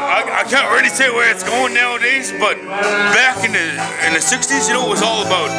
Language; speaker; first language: English; native; English